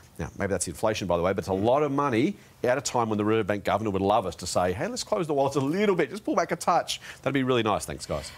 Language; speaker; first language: English; native; English